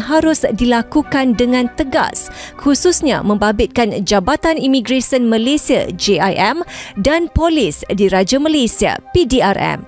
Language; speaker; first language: Malay; native; Malay